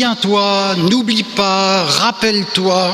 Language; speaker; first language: French; native; French